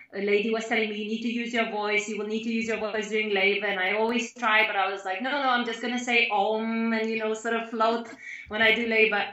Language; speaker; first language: English; non-native, fluent; Lithuanian